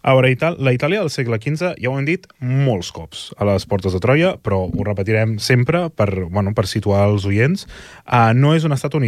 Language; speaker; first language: Catalan; native; Catalan